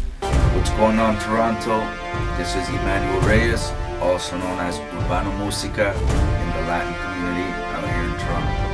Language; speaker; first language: English; early bilingual, other home language; Spanish